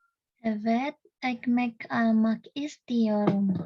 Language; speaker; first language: Turkish; non-native, learner; Indonesian